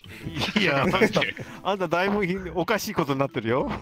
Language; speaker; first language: Japanese; native; Japanese